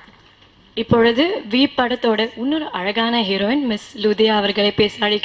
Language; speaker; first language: Tamil; native; Tamil